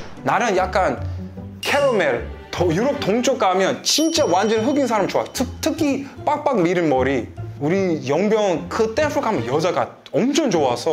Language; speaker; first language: Korean; non-native, fluent; English